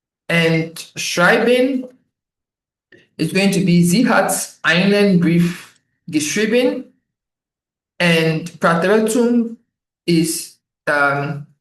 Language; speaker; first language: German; non-native, fluent; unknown